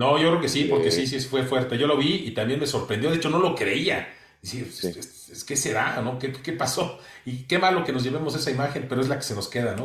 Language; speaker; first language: Spanish; native; Spanish